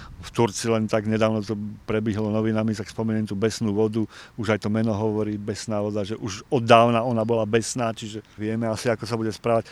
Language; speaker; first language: Slovak; native; Slovak